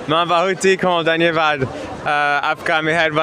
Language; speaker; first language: Hindi; non-native, learner; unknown